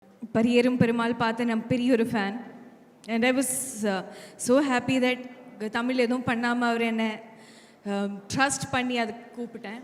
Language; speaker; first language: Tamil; non-native, learner; Malayalam